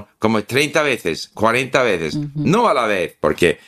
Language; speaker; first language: Spanish; non-native, fluent; English